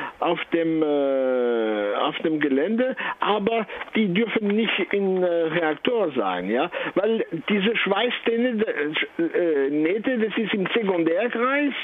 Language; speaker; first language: German; non-native, fluent; French